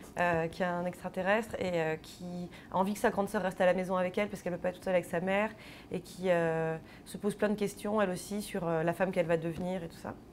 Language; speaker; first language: French; native; French